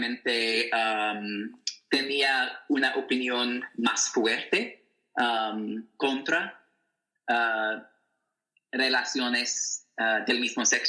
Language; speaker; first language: Spanish; non-native, learner; English